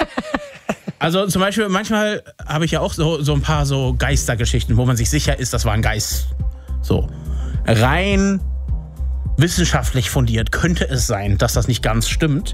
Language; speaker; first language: German; native; German